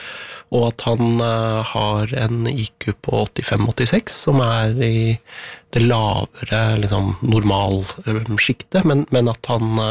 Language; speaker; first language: Norwegian; native; Norwegian